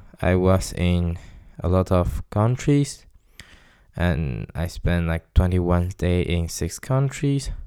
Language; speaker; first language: English; non-native, fluent; Chinese